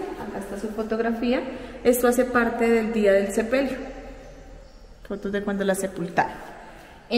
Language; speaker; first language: Spanish; native; Spanish